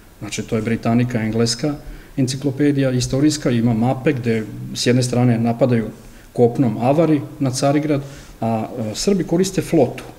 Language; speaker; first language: Serbian; early bilingual, heritage; Serbian